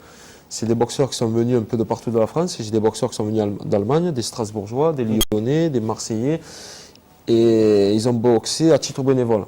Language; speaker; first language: French; native; French